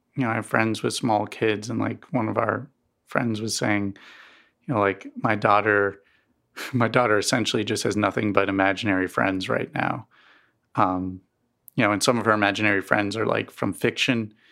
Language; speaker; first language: English; native; English